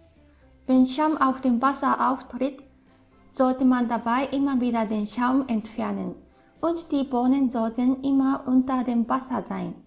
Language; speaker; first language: German; non-native, fluent; Japanese